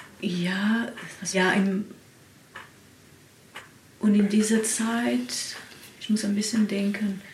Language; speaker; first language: German; non-native, learner; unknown